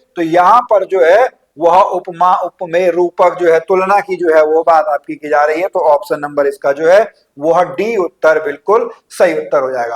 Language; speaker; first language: Hindi; native; Hindi